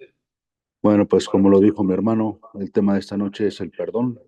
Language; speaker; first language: Spanish; native; Spanish